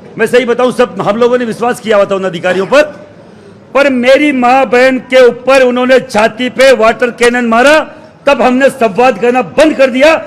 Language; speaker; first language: Hindi; native; Hindi